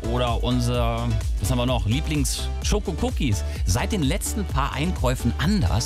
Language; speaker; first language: German; native; German